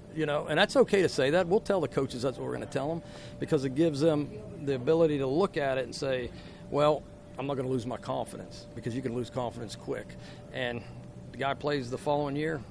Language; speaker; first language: English; native; English